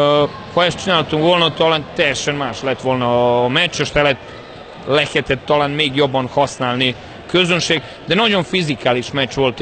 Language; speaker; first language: Hungarian; non-native, fluent; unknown